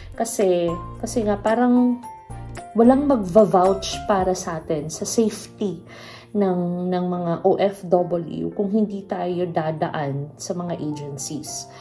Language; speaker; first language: Filipino; non-native, local second language; Cebuano